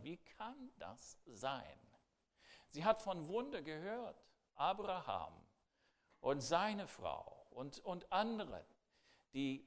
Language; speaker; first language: German; non-native, fluent; English